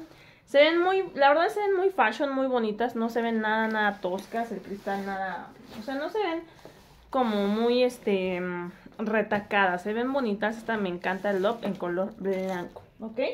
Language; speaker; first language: Spanish; native; Spanish